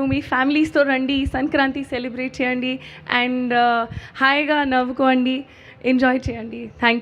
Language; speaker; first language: Telugu; non-native, learner; Hindi